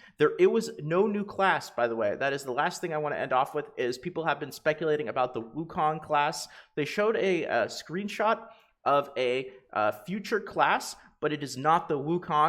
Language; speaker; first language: English; native; English